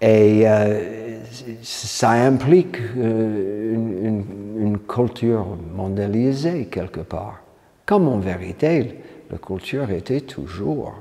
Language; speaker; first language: French; non-native, fluent; English